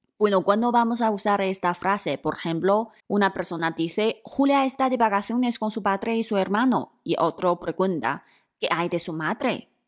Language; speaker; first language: Spanish; non-native, fluent; Chinese